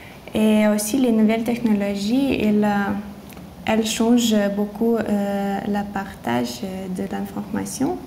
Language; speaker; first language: French; non-native, learner; Lithuanian